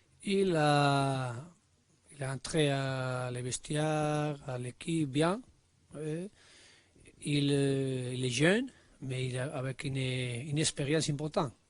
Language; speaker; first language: French; non-native, learner; Spanish